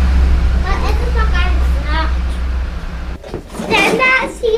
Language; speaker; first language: German; native; German